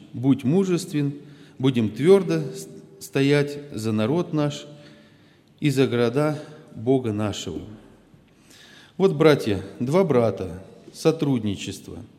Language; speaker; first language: Russian; native; Russian